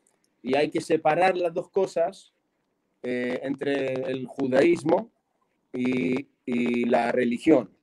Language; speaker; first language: Spanish; non-native, fluent; Hebrew